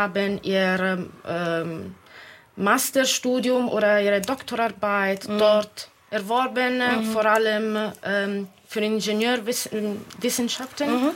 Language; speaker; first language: German; non-native, fluent; Italian